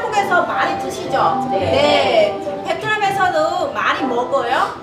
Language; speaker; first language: Korean; non-native, fluent; Vietnamese